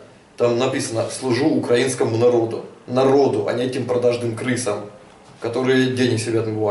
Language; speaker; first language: Russian; non-native, local second language; Ukrainian